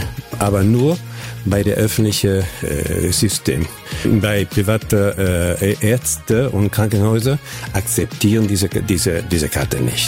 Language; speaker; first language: German; non-native, fluent; Spanish